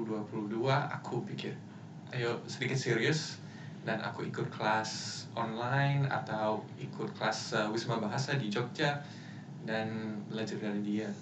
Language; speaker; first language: Indonesian; non-native, fluent; English